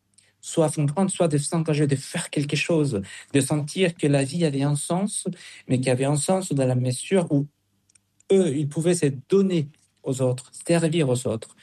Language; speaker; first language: French; non-native, fluent; Spanish